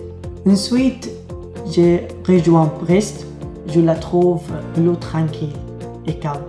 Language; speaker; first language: French; non-native, learner; Arabic